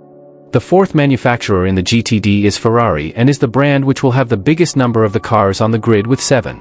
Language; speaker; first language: English; non-native, fluent; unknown